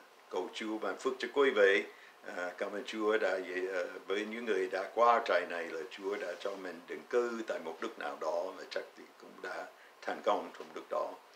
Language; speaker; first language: Vietnamese; non-native, fluent; English